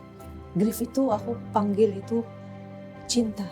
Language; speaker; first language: Indonesian; non-native, fluent; Filipino